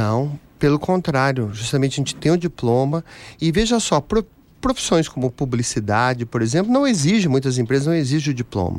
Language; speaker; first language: Portuguese; native; Portuguese